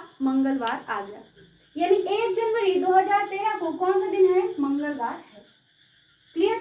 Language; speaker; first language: Hindi; native; Hindi